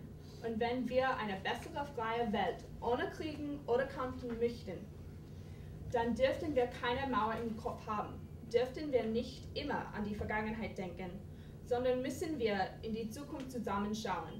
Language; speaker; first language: German; non-native, fluent; English